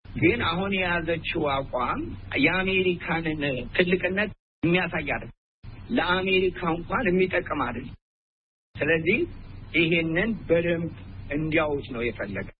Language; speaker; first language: Amharic; native; Amharic